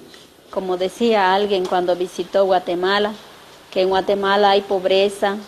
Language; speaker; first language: Spanish; non-native, local second language; Kaqchikel